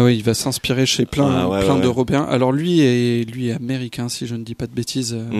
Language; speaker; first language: French; native; French